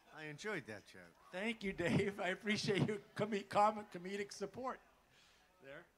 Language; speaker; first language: English; native; English